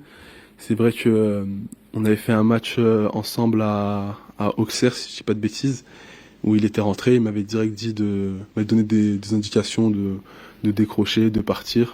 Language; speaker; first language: French; native; French